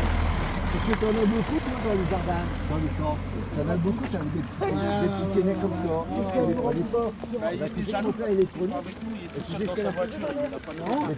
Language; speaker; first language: French; native; French